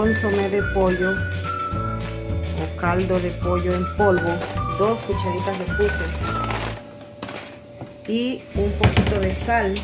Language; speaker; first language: Spanish; native; Spanish